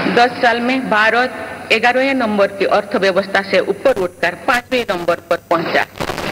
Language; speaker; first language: Hindi; non-native, local second language; Santali